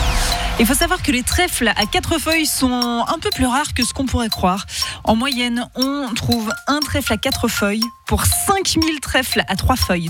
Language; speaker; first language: French; native; French